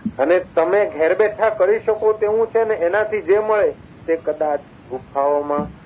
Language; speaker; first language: Gujarati; non-native, local second language; Sindhi